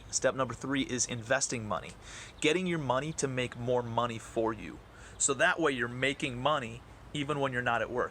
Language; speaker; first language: English; native; English